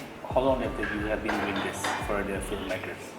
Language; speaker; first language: English; non-native, learner; Indonesian